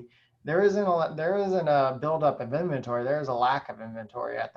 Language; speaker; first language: English; native; English